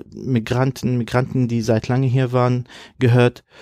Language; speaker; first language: German; non-native, fluent; Arabic